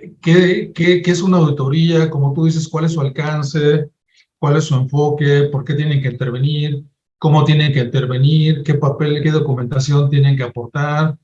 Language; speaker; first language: Spanish; native; Spanish